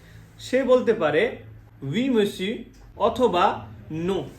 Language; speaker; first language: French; non-native, fluent; Bangla